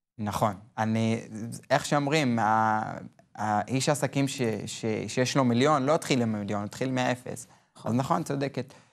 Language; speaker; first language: Hebrew; non-native, local second language; Arabic